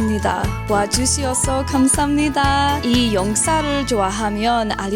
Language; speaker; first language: Korean; non-native, learner; English